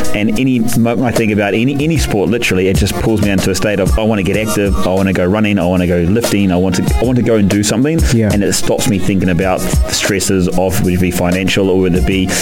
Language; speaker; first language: English; native; English